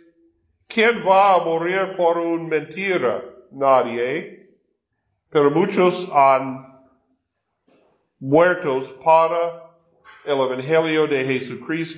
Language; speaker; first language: Spanish; non-native, learner; English